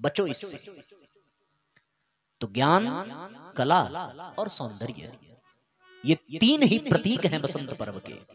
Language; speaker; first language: Hindi; native; Hindi